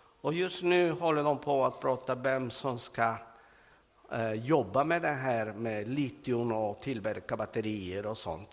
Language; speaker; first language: Swedish; non-native, fluent; Spanish